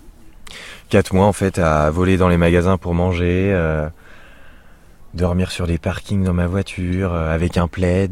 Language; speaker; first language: French; native; French